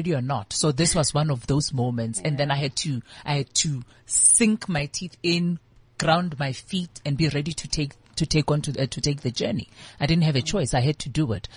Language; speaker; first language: English; non-native, local second language; Northern Sotho